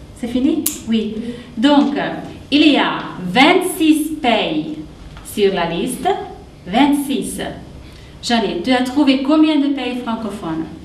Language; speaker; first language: French; non-native, fluent; Hungarian